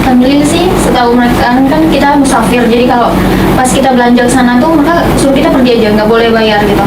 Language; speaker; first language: Indonesian; native; Indonesian